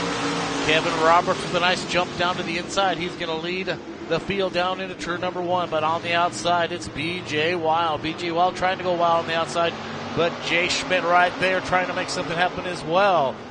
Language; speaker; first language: English; native; English